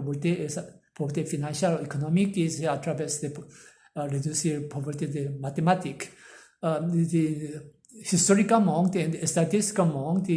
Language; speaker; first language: French; non-native, learner; Korean